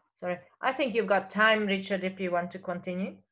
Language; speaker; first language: English; non-native, fluent; Hungarian